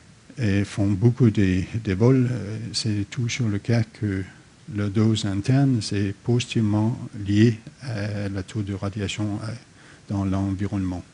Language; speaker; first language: French; non-native, fluent; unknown